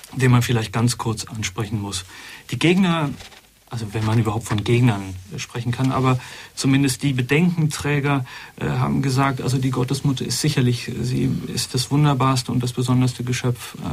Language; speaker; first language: German; native; German